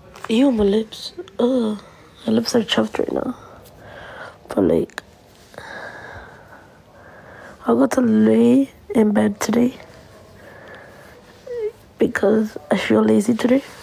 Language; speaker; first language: English; early bilingual, other home language; Spanish